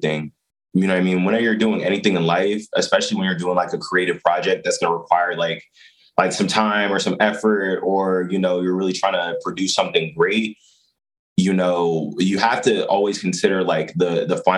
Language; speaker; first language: English; native; English